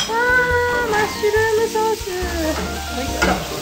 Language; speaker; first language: Japanese; native; Japanese